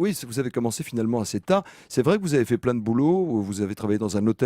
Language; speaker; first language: French; native; French